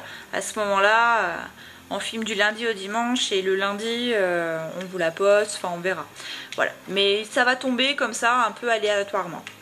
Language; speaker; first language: French; native; French